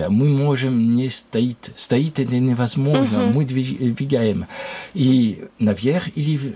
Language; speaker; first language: Russian; non-native, learner; French